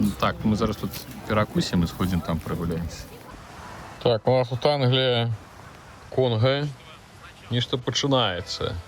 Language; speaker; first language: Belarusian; native; Belarusian